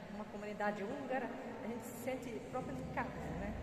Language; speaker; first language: Portuguese; native; Portuguese